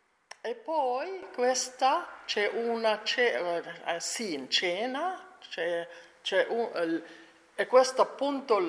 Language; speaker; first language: Italian; non-native, learner; Arabic